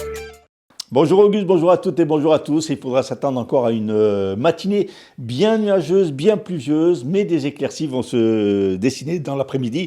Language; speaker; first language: French; native; French